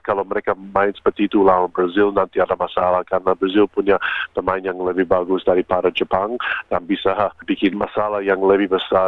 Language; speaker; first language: Indonesian; non-native, fluent; Croatian